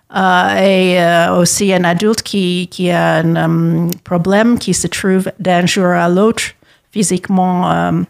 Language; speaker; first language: French; non-native, fluent; English